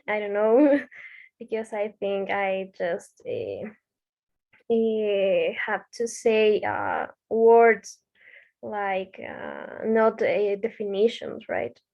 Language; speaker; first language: English; non-native, learner; Spanish